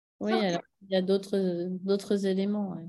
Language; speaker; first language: French; native; French